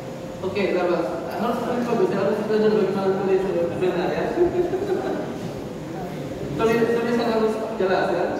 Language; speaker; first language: Indonesian; non-native, learner; Arabic